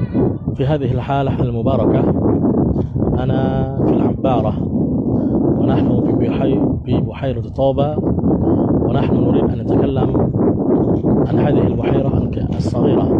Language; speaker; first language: Arabic; non-native, fluent; Indonesian